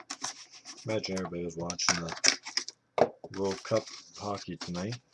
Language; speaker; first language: English; native; English